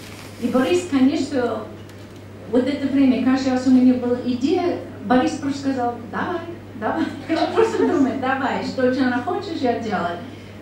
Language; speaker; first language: Russian; non-native, learner; English